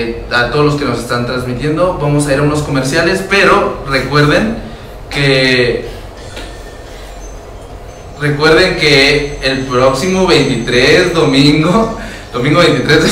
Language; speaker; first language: Spanish; native; Spanish